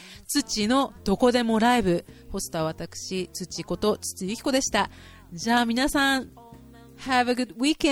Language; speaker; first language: Japanese; native; Japanese